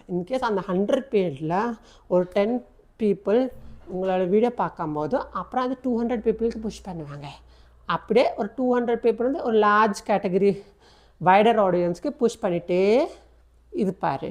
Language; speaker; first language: Tamil; non-native, local second language; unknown